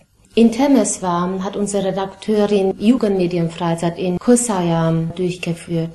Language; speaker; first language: German; non-native, fluent; Romanian